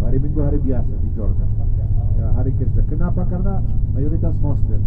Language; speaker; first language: Indonesian; non-native, fluent; Arabic